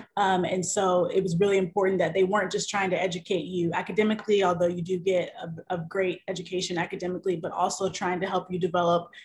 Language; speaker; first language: English; native; English